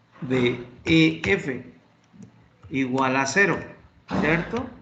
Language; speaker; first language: Spanish; native; Spanish